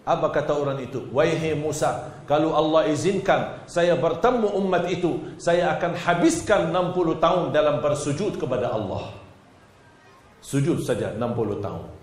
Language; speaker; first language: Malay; non-native, fluent; Arabic